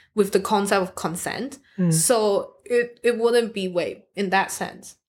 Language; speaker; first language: English; non-native, local second language; Cantonese